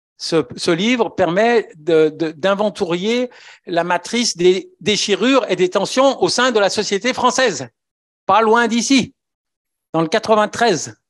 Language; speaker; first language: French; native; French